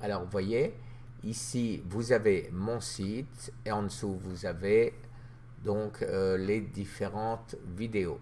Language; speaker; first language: French; native; French